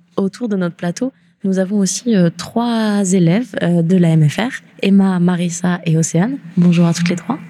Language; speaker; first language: French; native; French